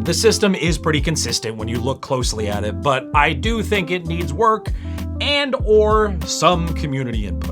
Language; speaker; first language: English; native; English